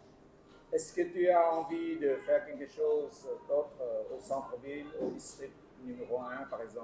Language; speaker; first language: French; non-native, fluent; Vietnamese